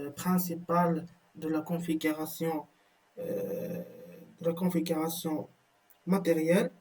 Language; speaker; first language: French; non-native, local second language; Arabic